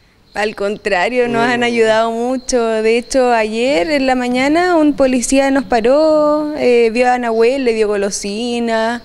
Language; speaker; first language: Spanish; native; Spanish